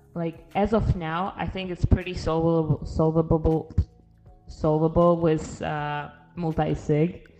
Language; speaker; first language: English; non-native, fluent; Russian